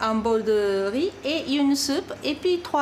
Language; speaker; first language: French; non-native, fluent; Japanese